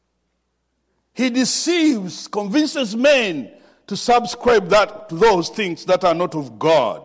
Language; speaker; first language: English; non-native, local second language; Ganda